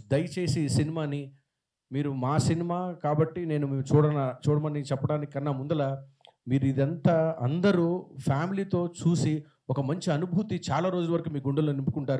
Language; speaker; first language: Telugu; native; Telugu